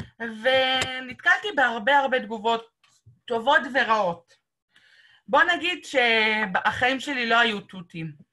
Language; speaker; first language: Hebrew; native; Hebrew